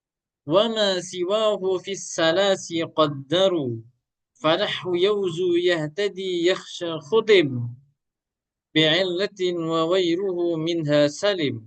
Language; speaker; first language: Arabic; non-native, fluent; Indonesian